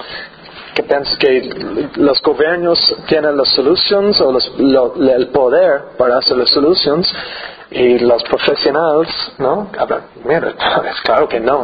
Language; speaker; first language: Spanish; non-native, learner; English